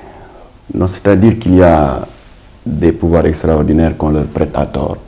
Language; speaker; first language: French; non-native, local second language; Wolof